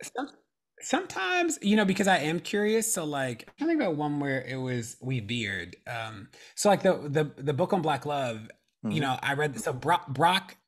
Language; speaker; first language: English; native; English